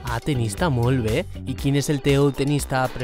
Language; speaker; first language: Catalan; native; Catalan